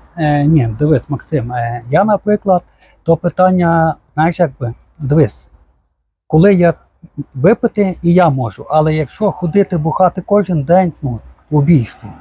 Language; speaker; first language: Ukrainian; native; Ukrainian